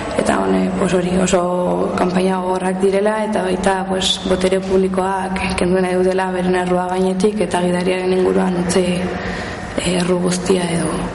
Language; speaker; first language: Basque; non-native, local second language; Spanish